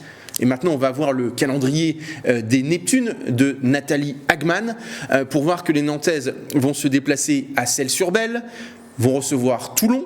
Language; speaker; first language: French; native; French